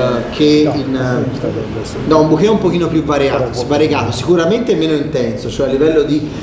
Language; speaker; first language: Italian; native; Italian